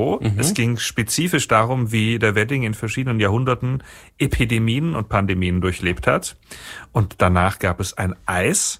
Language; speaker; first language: German; native; German